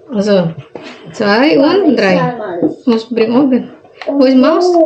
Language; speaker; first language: German; non-native, learner; Indonesian